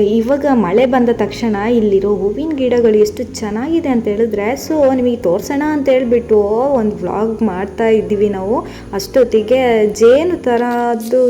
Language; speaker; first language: Kannada; native; Kannada